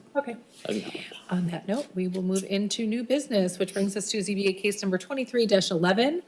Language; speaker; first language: English; early bilingual, other home language; Arabic